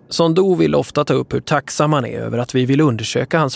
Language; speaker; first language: Swedish; native; Swedish